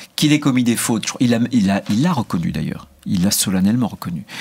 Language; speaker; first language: French; native; French